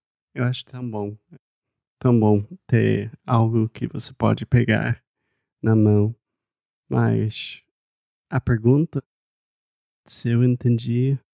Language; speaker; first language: Portuguese; non-native, fluent; English